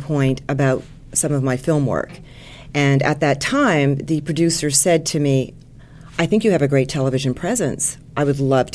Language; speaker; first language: English; native; English